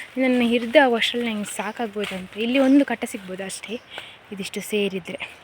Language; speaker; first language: Kannada; non-native, local second language; Konkani